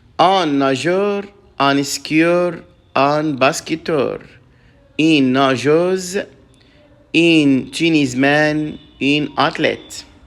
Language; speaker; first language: French; non-native, fluent; Arabic